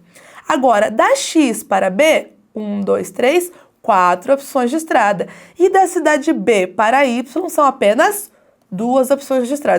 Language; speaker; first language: Portuguese; native; Portuguese